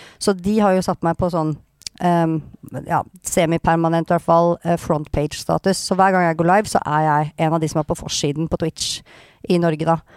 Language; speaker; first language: Norwegian; native; Norwegian